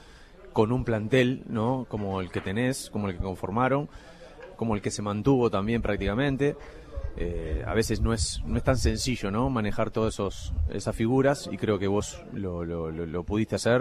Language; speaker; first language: Spanish; native; Spanish